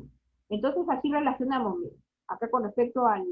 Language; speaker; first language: Spanish; native; Spanish